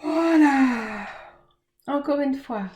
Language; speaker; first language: French; native; French